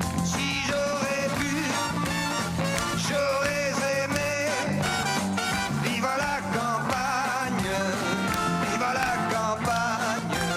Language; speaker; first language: French; native; French